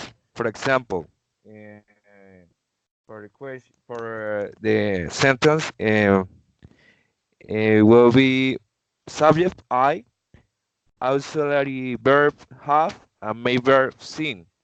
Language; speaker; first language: English; non-native, learner; Spanish